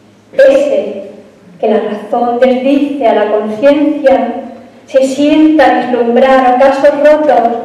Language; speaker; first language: Spanish; native; Spanish